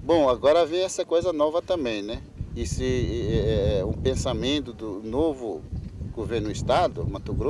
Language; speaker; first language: Portuguese; non-native, local second language; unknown